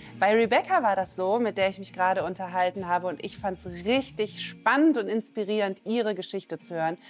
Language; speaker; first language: German; native; German